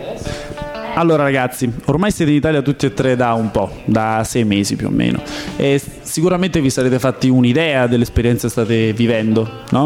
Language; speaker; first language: Italian; native; Italian